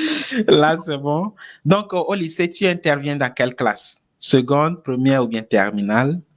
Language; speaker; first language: French; non-native, fluent; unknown